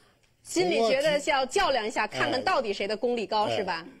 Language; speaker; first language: Chinese; native; Chinese